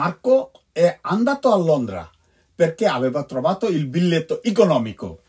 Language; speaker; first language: Italian; non-native, fluent; Bangla